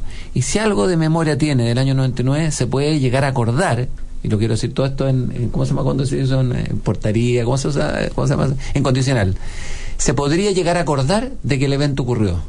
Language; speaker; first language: Spanish; native; Spanish